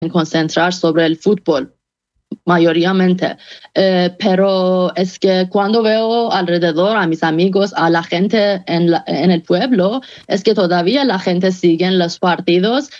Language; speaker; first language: Spanish; non-native, fluent; Persian